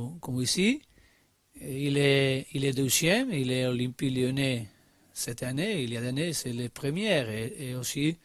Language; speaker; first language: French; non-native, learner; Spanish